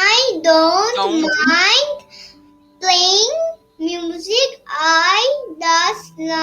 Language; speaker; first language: English; non-native, learner; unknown